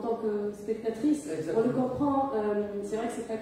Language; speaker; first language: French; non-native, local second language; Arabic